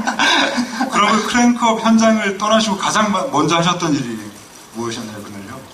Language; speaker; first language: Korean; native; Korean